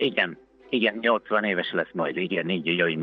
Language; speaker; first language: Hungarian; non-native, fluent; Italian